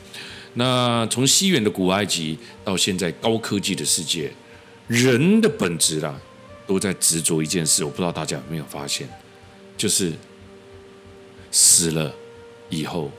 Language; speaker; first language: Chinese; native; Chinese